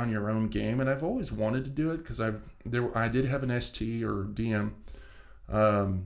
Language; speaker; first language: English; native; English